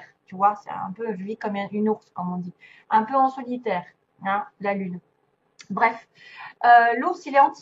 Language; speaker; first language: French; native; French